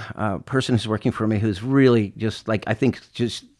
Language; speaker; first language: English; native; English